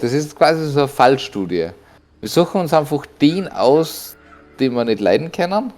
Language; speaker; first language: German; native; German